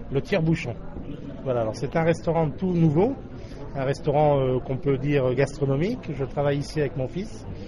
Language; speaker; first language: French; native; French